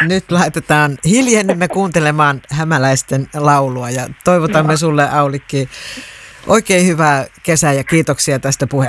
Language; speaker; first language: Finnish; native; Finnish